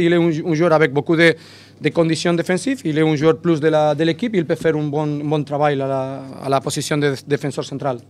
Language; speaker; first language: French; non-native, learner; Spanish